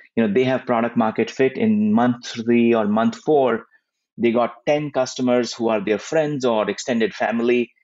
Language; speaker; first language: English; non-native, local second language; Hindi